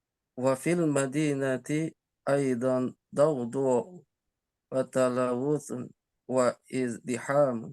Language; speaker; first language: Arabic; non-native, learner; Indonesian